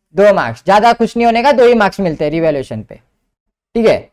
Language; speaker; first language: Hindi; non-native, local second language; Marathi